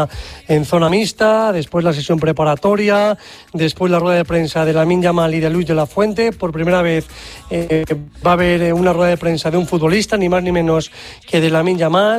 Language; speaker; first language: Spanish; native; Spanish